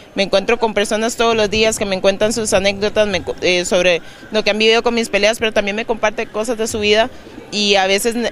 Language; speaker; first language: Spanish; native; Spanish